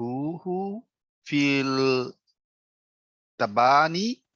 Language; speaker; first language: Arabic; non-native, learner; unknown